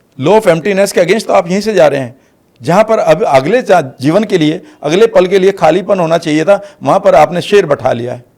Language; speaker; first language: Hindi; native; Hindi